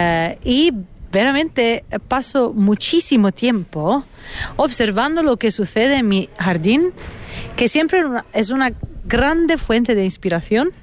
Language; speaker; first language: Spanish; non-native, fluent; Italian